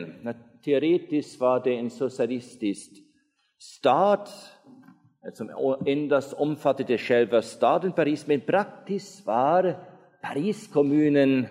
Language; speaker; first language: Swedish; non-native, fluent; German